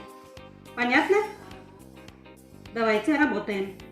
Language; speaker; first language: Russian; non-native, local second language; Bashkir